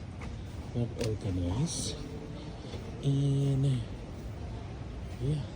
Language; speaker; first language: English; non-native, local second language; Filipino